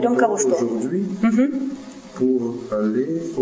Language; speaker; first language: French; non-native, learner; Russian